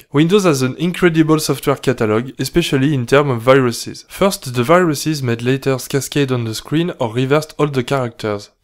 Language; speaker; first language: English; non-native, fluent; French